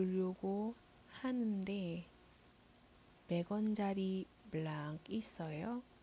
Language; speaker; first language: Korean; non-native, fluent; Iloko